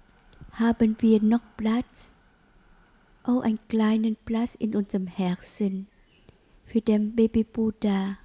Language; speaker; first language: German; non-native, learner; Vietnamese